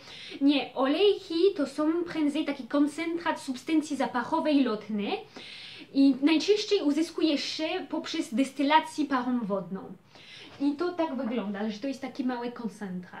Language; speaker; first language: Polish; early bilingual, heritage; Polish